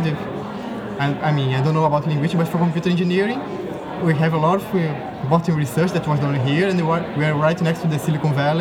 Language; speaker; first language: English; non-native, fluent; Portuguese